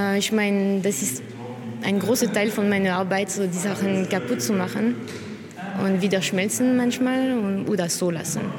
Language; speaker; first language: German; non-native, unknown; French